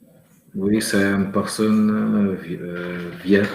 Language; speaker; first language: French; non-native, learner; Portuguese